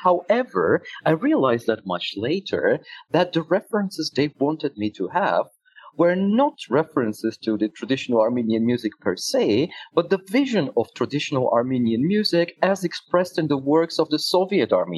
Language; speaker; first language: English; non-native, fluent; Russian